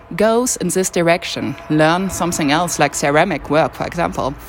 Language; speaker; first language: English; non-native, fluent; French